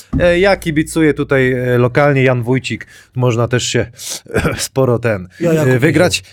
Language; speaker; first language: Polish; native; Polish